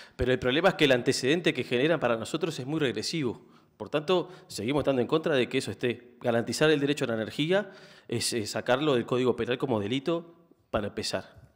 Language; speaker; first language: Spanish; native; Spanish